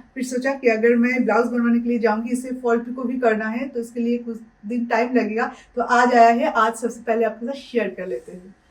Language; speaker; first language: Hindi; non-native, local second language; Bangla